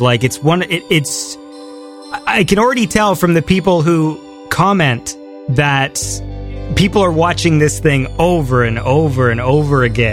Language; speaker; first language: English; native; English